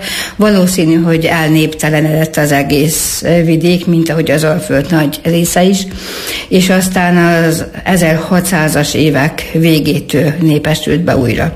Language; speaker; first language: Hungarian; native; Hungarian